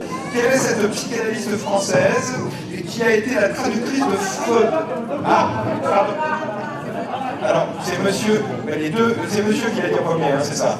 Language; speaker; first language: French; native; French